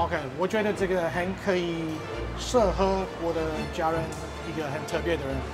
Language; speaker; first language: Chinese; non-native, fluent; English